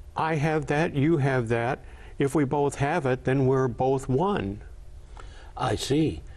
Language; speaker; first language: English; native; English